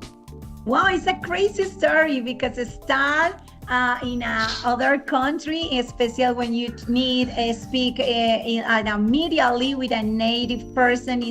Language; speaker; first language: English; non-native, fluent; Spanish